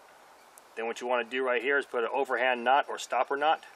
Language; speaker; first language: English; native; English